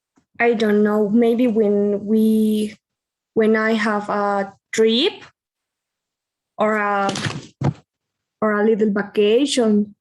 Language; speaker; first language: English; non-native, learner; Spanish